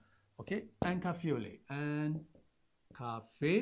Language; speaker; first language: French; non-native, fluent; Amharic